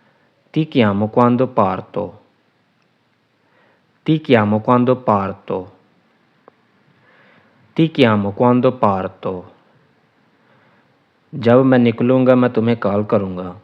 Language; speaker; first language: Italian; non-native, learner; Urdu